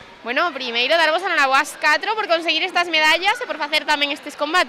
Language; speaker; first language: Galician; native; Galician